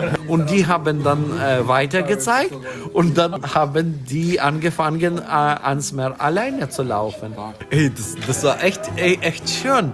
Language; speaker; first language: German; non-native, fluent; Ukrainian